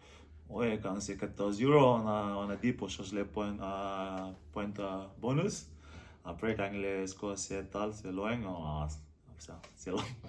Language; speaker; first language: French; non-native, learner; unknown